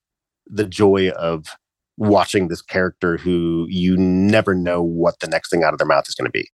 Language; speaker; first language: English; early bilingual, other home language; Japanese